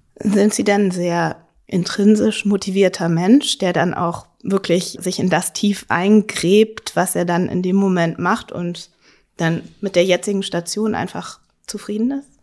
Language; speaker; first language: German; native; German